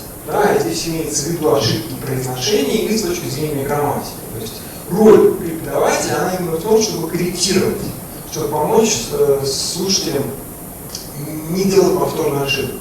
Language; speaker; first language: Russian; native; Russian